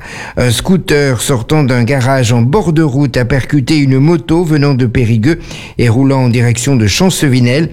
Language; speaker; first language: French; native; French